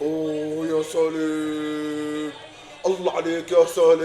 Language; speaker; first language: Arabic; native; Arabic